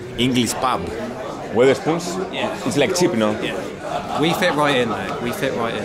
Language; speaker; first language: English; non-native, fluent; Greek